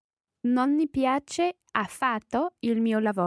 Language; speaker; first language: Italian; non-native, learner; English